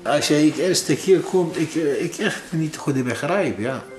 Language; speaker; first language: Dutch; non-native, learner; Arabic